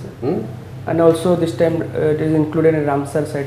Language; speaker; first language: English; non-native, local second language; Odia